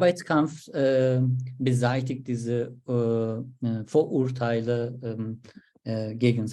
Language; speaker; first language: German; non-native, learner; Turkish